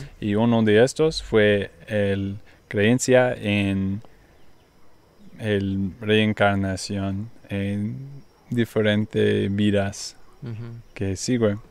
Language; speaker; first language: Spanish; non-native, learner; English